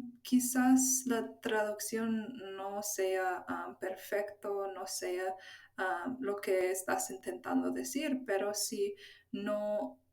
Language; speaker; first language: Spanish; non-native, fluent; English